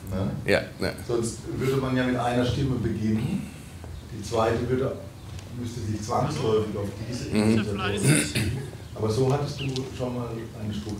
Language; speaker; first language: German; native; German